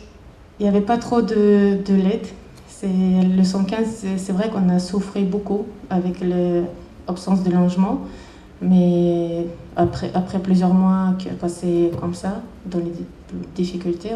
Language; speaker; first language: French; non-native, fluent; Chechen